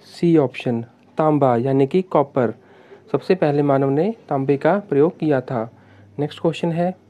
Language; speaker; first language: Hindi; non-native, local second language; Punjabi